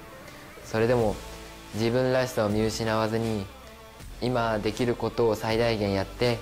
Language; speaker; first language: Japanese; native; Japanese